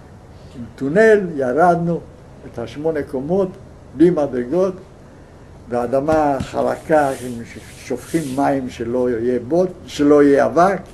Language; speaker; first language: Hebrew; non-native, fluent; Yiddish